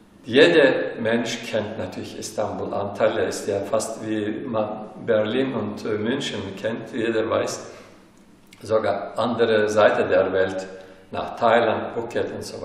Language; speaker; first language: German; non-native, fluent; Turkish